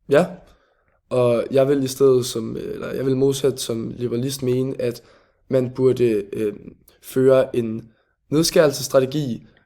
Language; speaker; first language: Danish; native; Danish